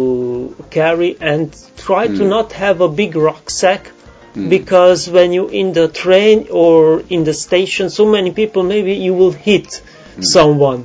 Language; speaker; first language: English; non-native, learner; Romanian